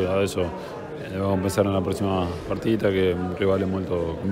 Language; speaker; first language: Italian; non-native, fluent; Spanish